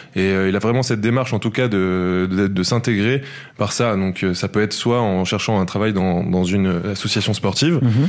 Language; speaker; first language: French; native; French